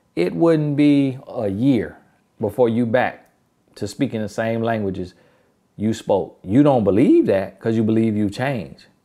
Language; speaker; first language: English; native; English